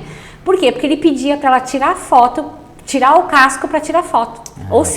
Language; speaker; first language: Portuguese; native; Portuguese